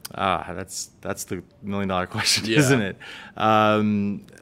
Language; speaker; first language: English; native; English